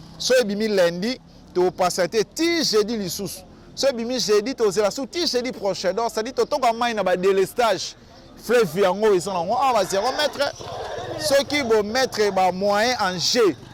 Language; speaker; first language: Lingala; non-native, local second language; Kongo